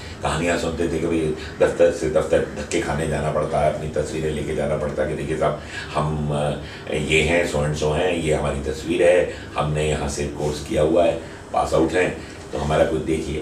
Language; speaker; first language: Hindi; native; Hindi